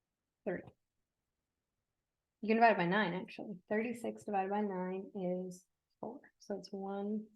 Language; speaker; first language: English; native; English